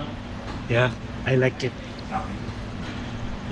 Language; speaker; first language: English; non-native, local second language; Filipino